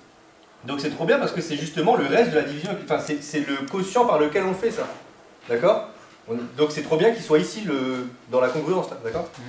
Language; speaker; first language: French; native; French